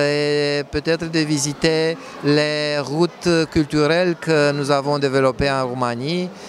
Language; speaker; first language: French; non-native, fluent; Romanian